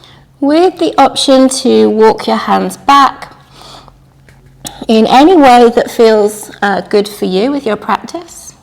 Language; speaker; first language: English; native; English